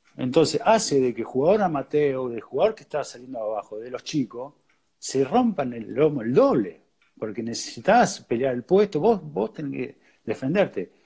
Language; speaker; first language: Spanish; native; Spanish